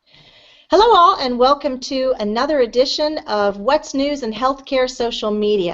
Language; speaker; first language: English; native; English